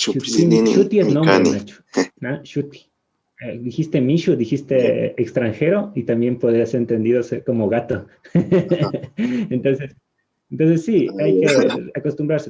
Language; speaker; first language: Spanish; native; Spanish